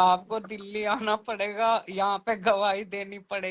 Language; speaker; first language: Hindi; native; Hindi